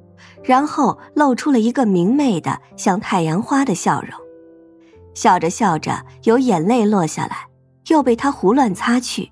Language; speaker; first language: Chinese; native; Chinese